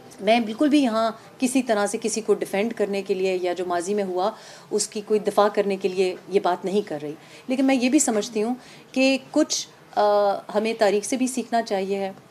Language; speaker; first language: Urdu; early bilingual, heritage; Urdu